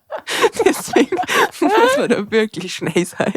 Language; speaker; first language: German; native; German